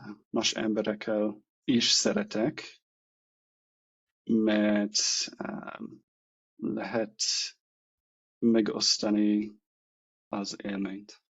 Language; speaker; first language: Hungarian; non-native, learner; English